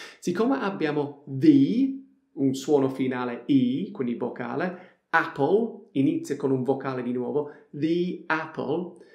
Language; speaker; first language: Italian; non-native, fluent; English